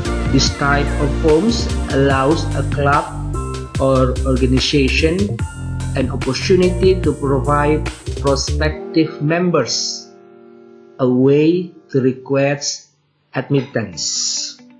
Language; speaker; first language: English; non-native, fluent; Indonesian